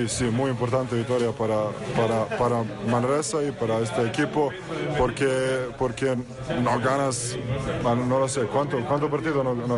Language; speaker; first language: Spanish; non-native, learner; English